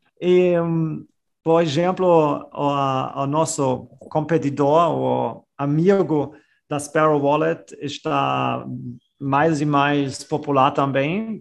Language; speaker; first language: Portuguese; non-native, fluent; German